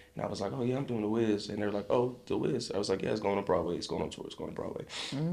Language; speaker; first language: English; native; English